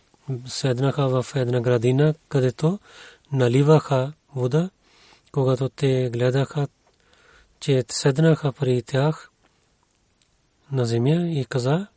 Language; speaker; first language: Bulgarian; non-native, learner; Urdu